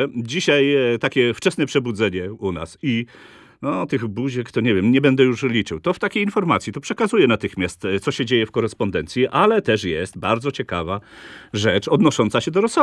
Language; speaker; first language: Polish; native; Polish